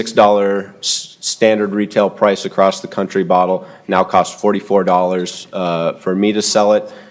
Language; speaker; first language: English; native; English